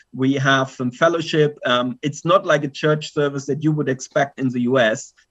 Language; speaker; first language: English; non-native, fluent; German